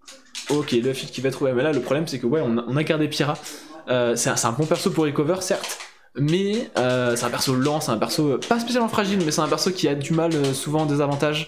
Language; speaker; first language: French; native; French